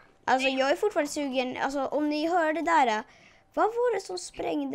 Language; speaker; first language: Swedish; native; Swedish